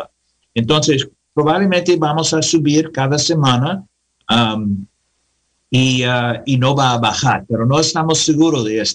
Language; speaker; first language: Spanish; non-native, learner; English